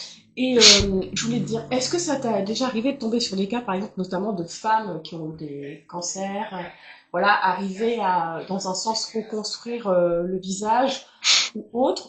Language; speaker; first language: French; native; French